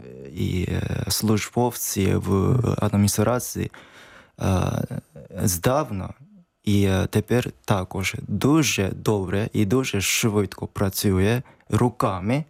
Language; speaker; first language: Ukrainian; non-native, learner; Japanese